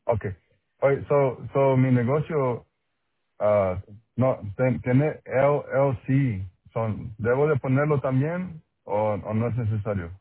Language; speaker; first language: Spanish; non-native, local second language; English